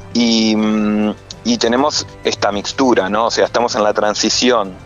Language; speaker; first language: Spanish; native; Spanish